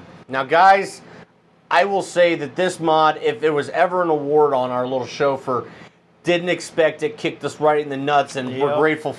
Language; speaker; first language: English; native; English